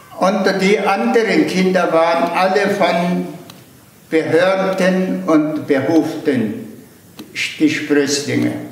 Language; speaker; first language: German; non-native, fluent; Tuvinian